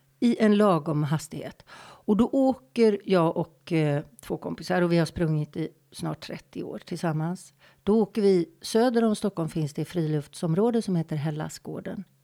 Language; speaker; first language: Swedish; native; Swedish